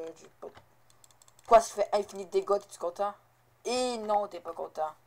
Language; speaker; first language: French; native; French